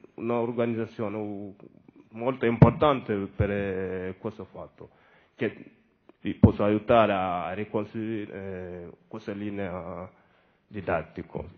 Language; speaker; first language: Italian; non-native, fluent; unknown